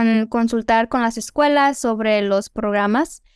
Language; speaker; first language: Spanish; early bilingual, heritage; Spanish